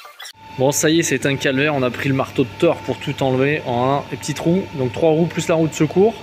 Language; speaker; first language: French; native; French